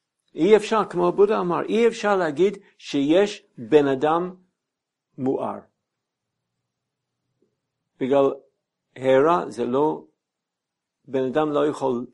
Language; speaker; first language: Hebrew; non-native, fluent; English